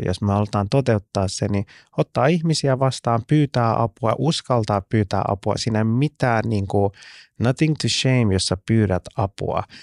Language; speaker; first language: Finnish; early bilingual, other home language; Persian